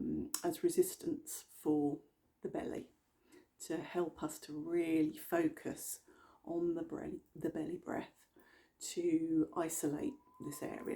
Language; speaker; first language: English; native; English